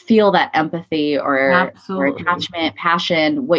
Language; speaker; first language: English; native; English